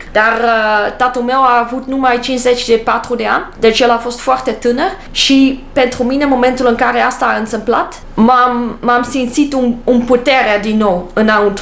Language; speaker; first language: Romanian; non-native, learner; English